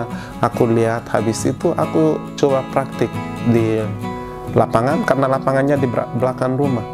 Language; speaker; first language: Indonesian; non-native, fluent; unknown